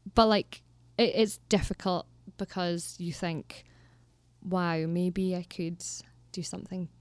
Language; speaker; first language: English; native; English